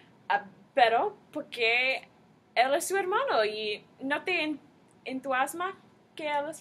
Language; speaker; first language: Spanish; non-native, learner; English